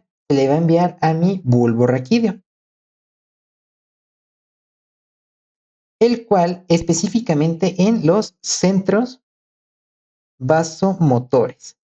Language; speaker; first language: Spanish; native; Spanish